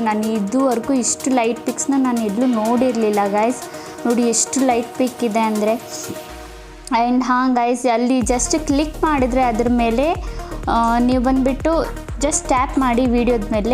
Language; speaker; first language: Kannada; native; Kannada